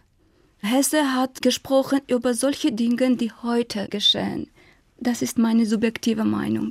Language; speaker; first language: German; non-native, fluent; Armenian